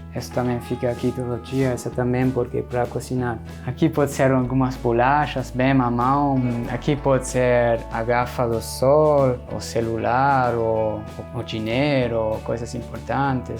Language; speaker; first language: Portuguese; non-native, fluent; German